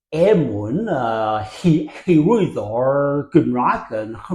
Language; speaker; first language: Welsh; non-native, learner; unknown